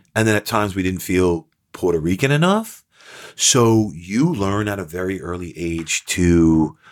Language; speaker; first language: English; native; English